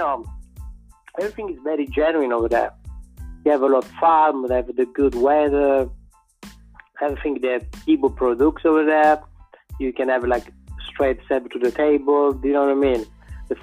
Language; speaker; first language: English; non-native, fluent; Italian